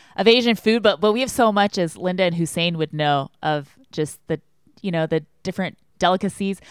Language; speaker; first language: English; non-native, fluent; Chinese